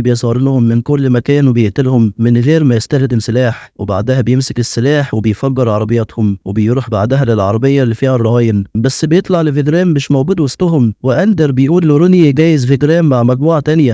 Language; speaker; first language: Arabic; native; Arabic